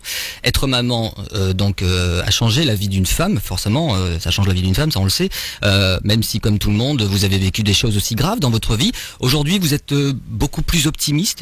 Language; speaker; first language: French; native; French